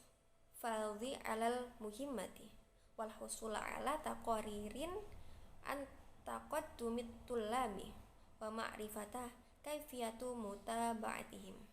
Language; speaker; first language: Arabic; non-native, learner; Indonesian